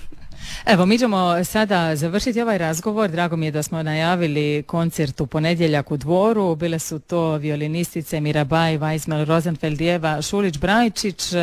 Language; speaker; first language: Serbian; native; Serbian